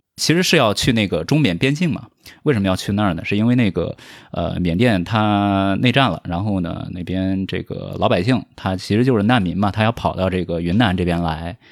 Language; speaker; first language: Chinese; native; Chinese